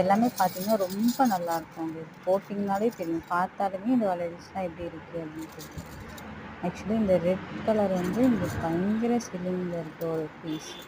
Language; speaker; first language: Tamil; native; Tamil